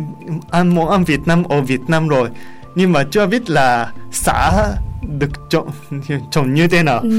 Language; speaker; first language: Vietnamese; non-native, learner; Japanese